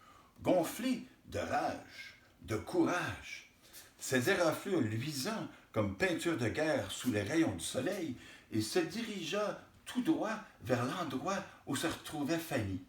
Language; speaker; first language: French; native; French